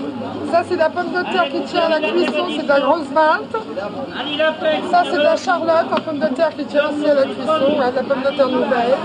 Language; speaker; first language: French; native; French